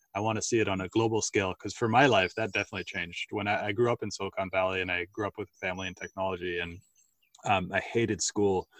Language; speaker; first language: English; native; English